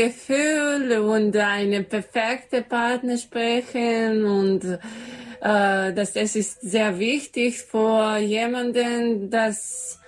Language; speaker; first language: German; non-native, learner; Serbian